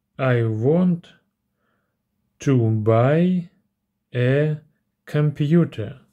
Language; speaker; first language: English; non-native, learner; Russian